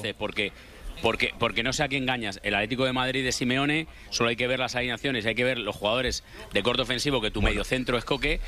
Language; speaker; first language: Spanish; native; Spanish